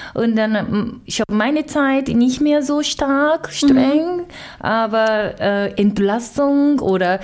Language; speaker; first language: German; non-native, learner; Japanese